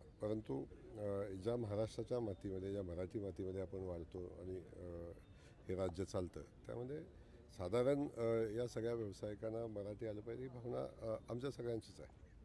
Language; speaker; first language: Marathi; native; Marathi